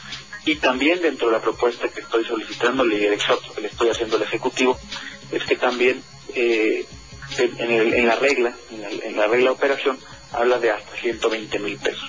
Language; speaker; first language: Spanish; native; Spanish